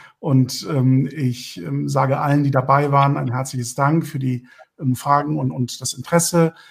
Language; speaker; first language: German; early bilingual, other home language; Turkish